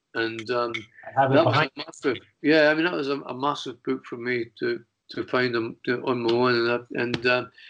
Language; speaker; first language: English; native; English